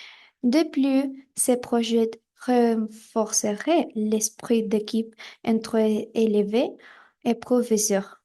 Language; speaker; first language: French; non-native, fluent; Spanish